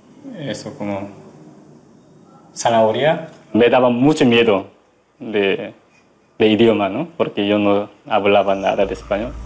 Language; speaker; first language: Spanish; non-native, learner; Korean